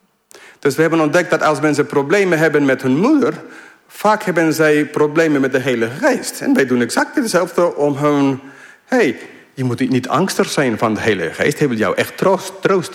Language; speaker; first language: Dutch; non-native, fluent; English